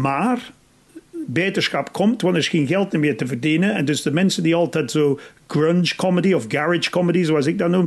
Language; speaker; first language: Dutch; non-native, fluent; English